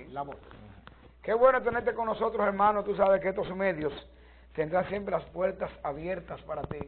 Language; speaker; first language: Spanish; native; Spanish